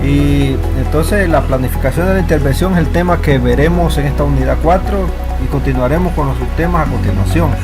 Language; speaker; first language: Spanish; native; Spanish